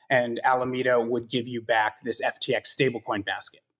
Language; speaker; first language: English; native; English